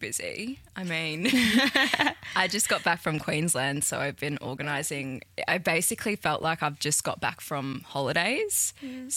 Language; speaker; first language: English; native; English